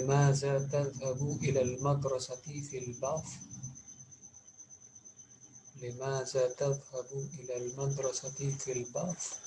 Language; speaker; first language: Arabic; non-native, fluent; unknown